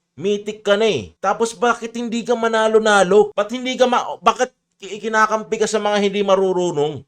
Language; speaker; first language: Filipino; native; Filipino